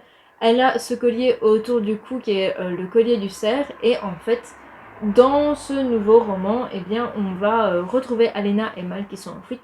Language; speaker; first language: French; native; French